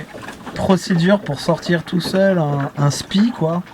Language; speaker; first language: French; native; French